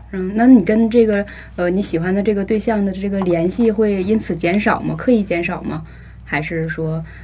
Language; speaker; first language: Chinese; native; Chinese